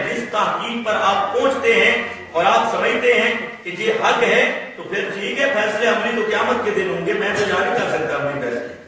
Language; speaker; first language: Urdu; non-native, local second language; Punjabi